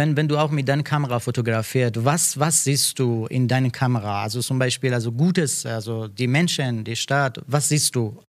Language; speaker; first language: German; non-native, learner; Persian